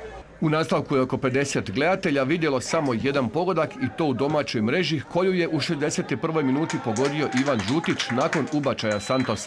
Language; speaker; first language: Serbian; native; Serbian